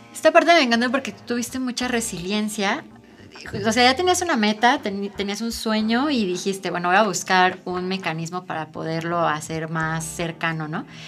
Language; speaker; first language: Spanish; native; Spanish